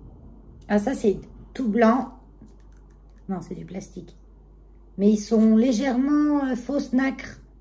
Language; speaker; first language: French; native; French